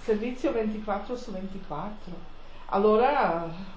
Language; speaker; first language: Italian; non-native, fluent; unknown